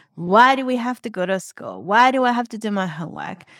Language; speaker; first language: English; non-native, local second language; Cantonese